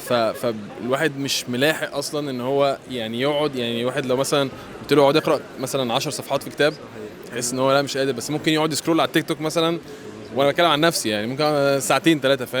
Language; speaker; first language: Arabic; native; Arabic